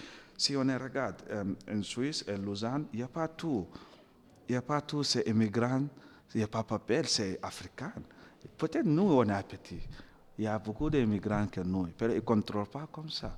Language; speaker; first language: French; non-native, learner; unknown